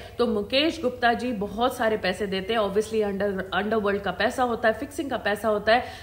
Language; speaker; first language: Hindi; native; Hindi